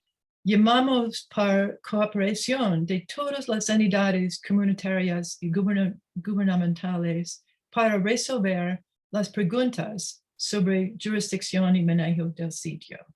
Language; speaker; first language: Spanish; non-native, learner; English